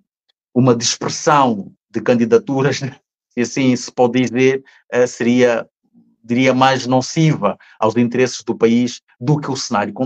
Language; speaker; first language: Portuguese; native; Portuguese